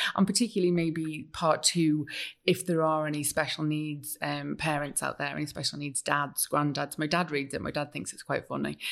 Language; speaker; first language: English; native; English